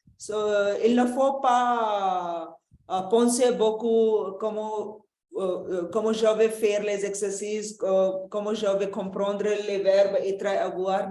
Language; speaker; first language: French; non-native, fluent; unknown